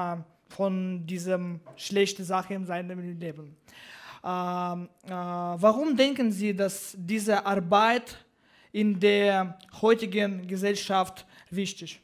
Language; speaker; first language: German; non-native, learner; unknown